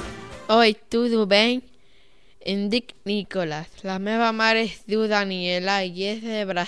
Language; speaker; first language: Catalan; early bilingual, other home language; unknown